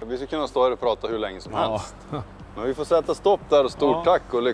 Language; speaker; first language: Swedish; native; Swedish